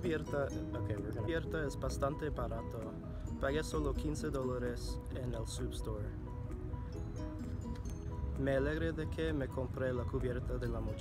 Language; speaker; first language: Spanish; non-native, learner; English